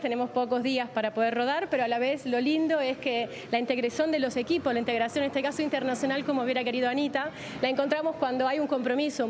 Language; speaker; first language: Spanish; native; Spanish